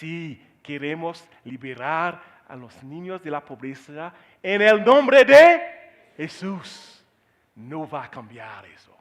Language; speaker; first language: Spanish; non-native, learner; Haitian Creole